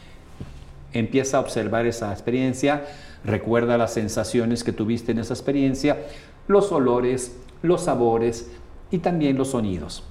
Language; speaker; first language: Spanish; native; Spanish